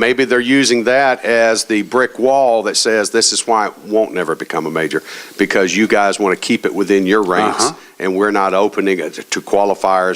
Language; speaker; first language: English; native; English